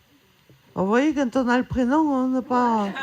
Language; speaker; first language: French; native; French